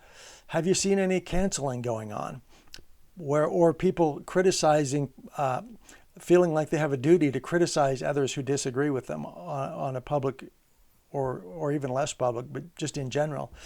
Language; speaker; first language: English; native; English